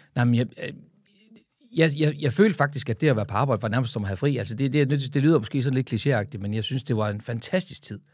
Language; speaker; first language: Danish; native; Danish